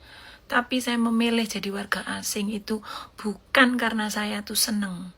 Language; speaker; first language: Indonesian; native; Indonesian